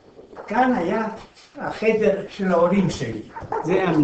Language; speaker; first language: Hebrew; non-native, fluent; Romanian